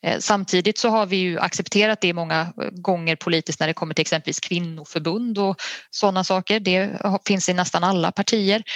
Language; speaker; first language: Swedish; native; Swedish